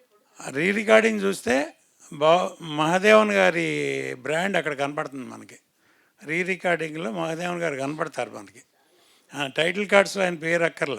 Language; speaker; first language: Telugu; native; Telugu